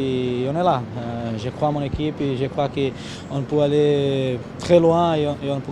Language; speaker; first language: French; non-native, fluent; Spanish